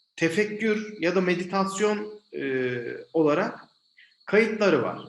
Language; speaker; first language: Turkish; native; Turkish